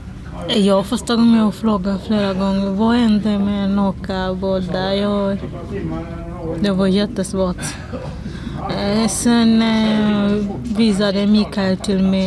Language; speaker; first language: Swedish; non-native, learner; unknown